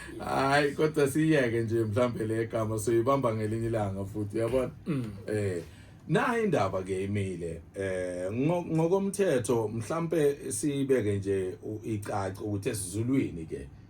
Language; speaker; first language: Zulu; native; Zulu